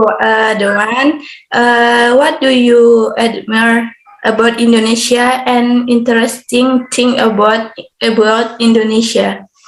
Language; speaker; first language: English; non-native, learner; Indonesian